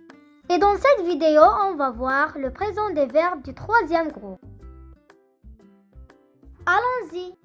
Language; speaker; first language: French; non-native, fluent; Arabic